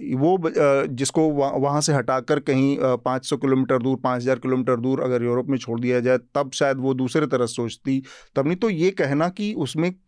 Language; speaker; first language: Hindi; native; Hindi